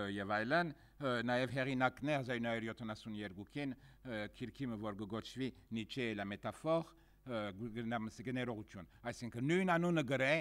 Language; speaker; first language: Armenian; early bilingual, heritage; Armenian